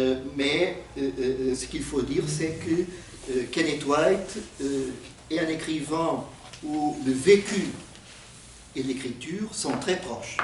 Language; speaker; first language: French; non-native, fluent; Portuguese